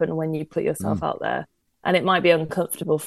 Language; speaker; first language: English; native; English